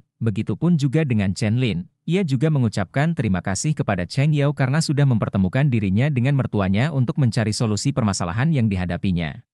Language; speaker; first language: Indonesian; native; Indonesian